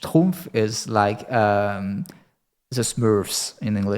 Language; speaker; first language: English; non-native, fluent; French